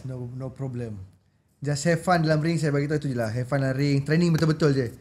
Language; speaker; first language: Malay; native; Malay